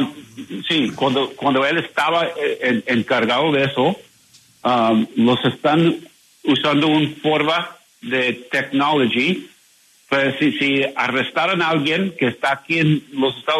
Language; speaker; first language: Spanish; non-native, learner; English